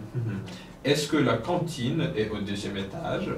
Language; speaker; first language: French; non-native, fluent; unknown